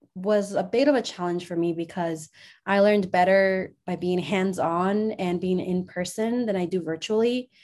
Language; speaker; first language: English; early bilingual, other home language; Spanish